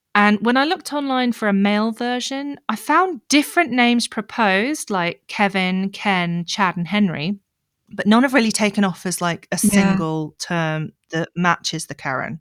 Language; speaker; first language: English; native; English